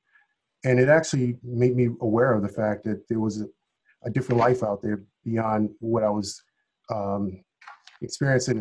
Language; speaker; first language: English; native; English